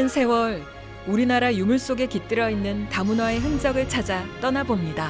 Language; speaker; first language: Korean; native; Korean